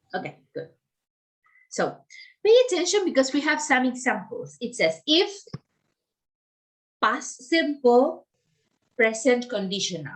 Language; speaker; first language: English; non-native, fluent; Spanish